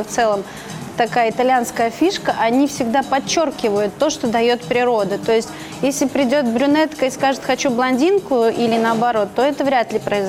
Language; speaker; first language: Russian; native; Russian